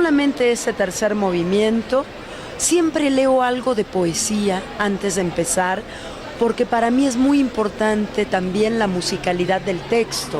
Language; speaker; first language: Spanish; native; Spanish